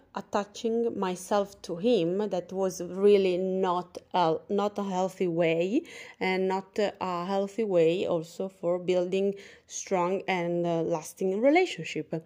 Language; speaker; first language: English; non-native, fluent; Italian